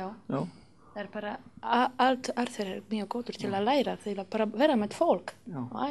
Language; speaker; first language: Icelandic; non-native, learner; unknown